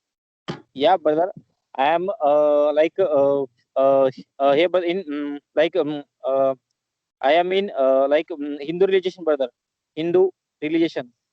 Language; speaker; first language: English; non-native, learner; Marathi